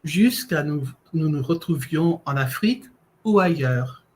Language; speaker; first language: French; non-native, fluent; English